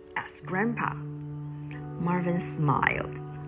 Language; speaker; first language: English; non-native, fluent; Chinese